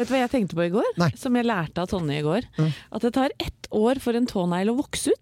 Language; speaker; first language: Norwegian; native; Norwegian